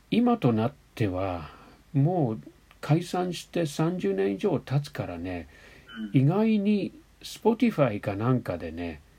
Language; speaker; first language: Japanese; non-native, fluent; English